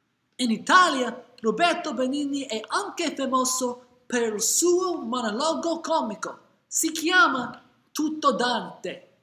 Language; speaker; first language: Italian; non-native, learner; English